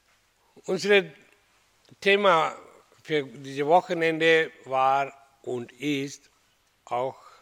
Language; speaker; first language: German; non-native, fluent; Hindi